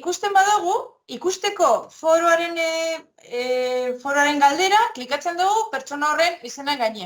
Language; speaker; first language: Basque; native; Basque